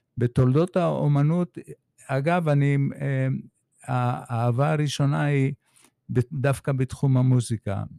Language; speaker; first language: Hebrew; native; Hebrew